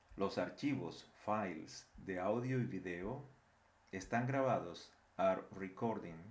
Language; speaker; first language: Spanish; native; Spanish